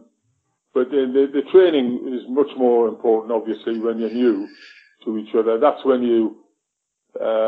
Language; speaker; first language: English; native; English